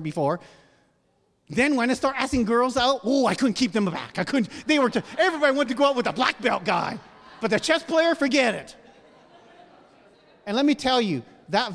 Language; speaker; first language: English; native; English